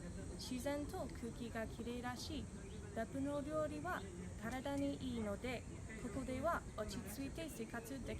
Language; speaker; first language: Japanese; non-native, learner; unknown